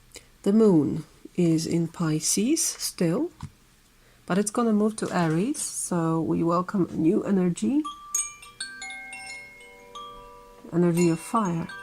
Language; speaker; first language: English; non-native, fluent; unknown